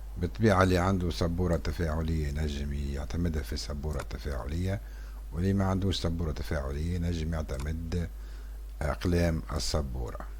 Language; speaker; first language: Arabic; native; Arabic